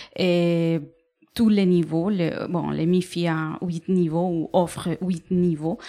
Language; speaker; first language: French; non-native, fluent; Spanish